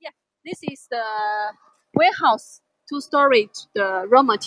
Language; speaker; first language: English; non-native, fluent; Chinese